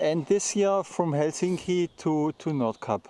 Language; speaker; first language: English; non-native, fluent; German